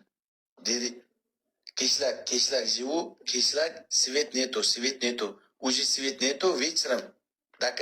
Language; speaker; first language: Russian; non-native, learner; Uzbek